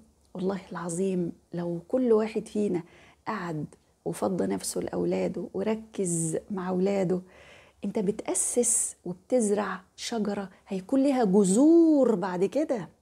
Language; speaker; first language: Arabic; native; Arabic